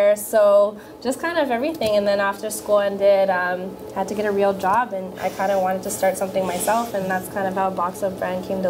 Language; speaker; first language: English; early bilingual, other home language; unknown